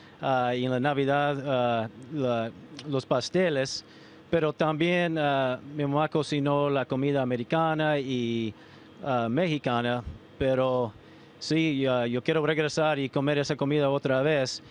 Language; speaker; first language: Spanish; early bilingual, heritage; Spanish